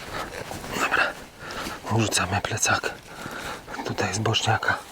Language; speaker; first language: Polish; native; Polish